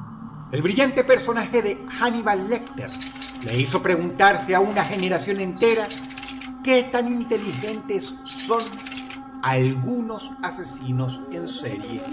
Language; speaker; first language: Spanish; native; Spanish